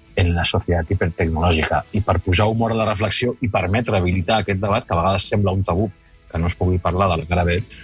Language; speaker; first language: Catalan; non-native, local second language; Spanish